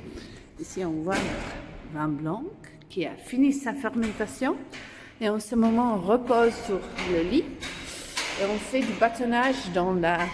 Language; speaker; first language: French; non-native, learner; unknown